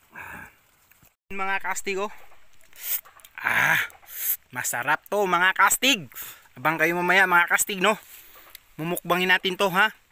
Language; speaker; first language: Filipino; non-native, local second language; Cebuano